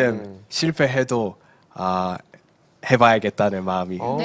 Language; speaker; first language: Korean; early bilingual, heritage; Korean